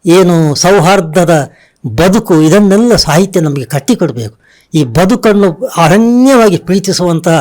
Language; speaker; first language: Kannada; non-native, local second language; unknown